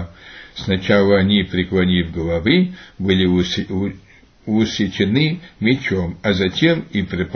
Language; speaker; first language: Russian; native; Russian